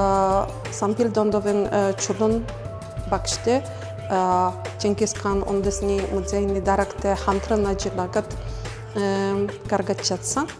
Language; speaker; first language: Mongolian; non-native, fluent; Polish